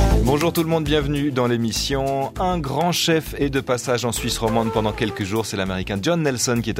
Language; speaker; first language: French; native; French